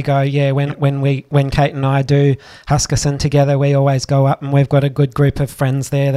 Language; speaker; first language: English; native; English